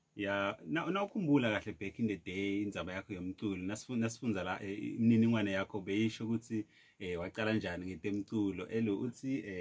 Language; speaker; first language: Zulu; non-native, local second language; Swati